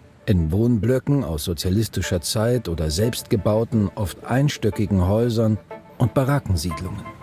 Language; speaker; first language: German; native; German